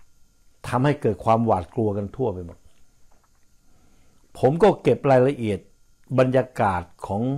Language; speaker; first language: Thai; native; Thai